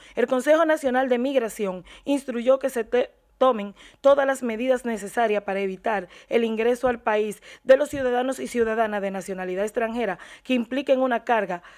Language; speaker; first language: Spanish; native; Spanish